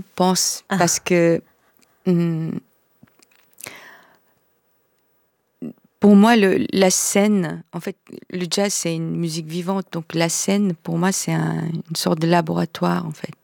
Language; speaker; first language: French; non-native, fluent; Korean